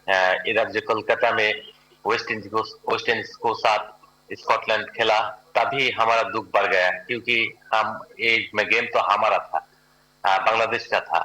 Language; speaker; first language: Hindi; non-native, learner; Bangla